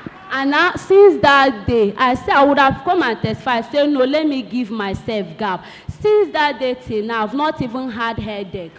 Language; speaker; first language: English; non-native, local second language; Igbo